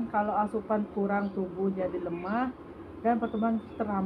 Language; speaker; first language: Indonesian; native; Indonesian